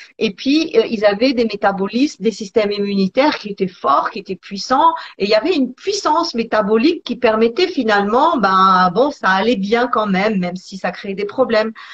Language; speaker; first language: French; early bilingual, other home language; Italian